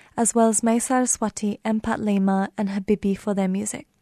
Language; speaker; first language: English; native; English